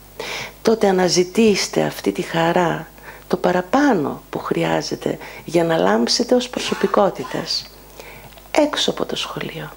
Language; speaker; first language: Greek; native; Greek